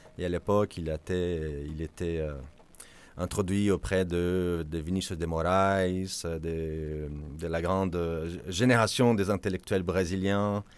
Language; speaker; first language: French; non-native, fluent; Portuguese